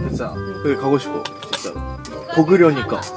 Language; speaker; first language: Korean; non-native, fluent; Japanese